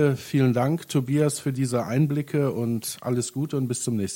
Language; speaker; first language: German; native; German